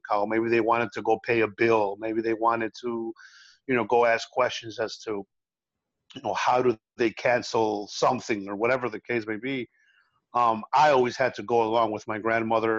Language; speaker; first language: English; early bilingual, other home language; Spanish